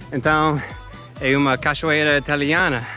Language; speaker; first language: Portuguese; non-native, fluent; English